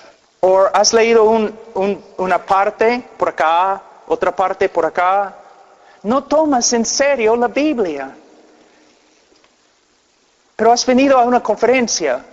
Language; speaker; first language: Spanish; non-native, fluent; English